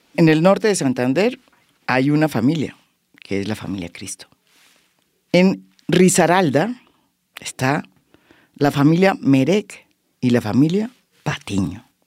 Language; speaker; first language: Spanish; native; Spanish